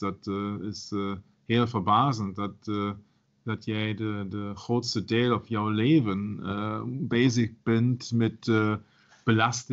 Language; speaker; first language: Dutch; non-native, learner; German